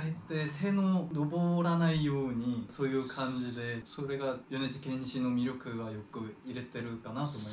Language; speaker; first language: Japanese; non-native, fluent; Korean